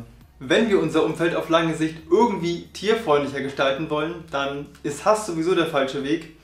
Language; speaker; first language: German; native; German